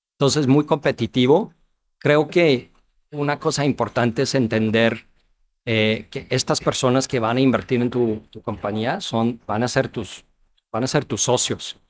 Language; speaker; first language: Spanish; non-native, fluent; English